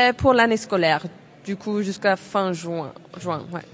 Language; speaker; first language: French; non-native, fluent; German